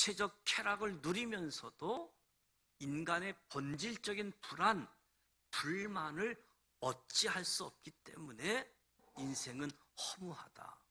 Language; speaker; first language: Korean; native; Korean